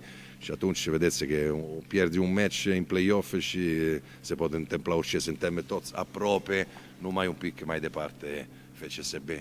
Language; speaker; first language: Romanian; non-native, learner; Italian